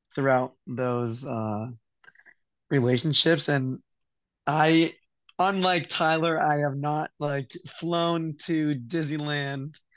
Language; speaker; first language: English; native; English